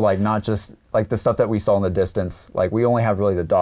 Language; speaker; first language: English; native; English